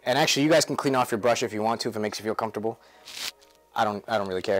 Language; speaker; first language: English; native; English